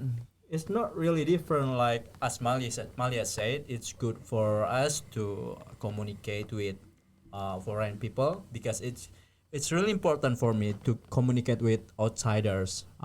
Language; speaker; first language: English; non-native, fluent; Indonesian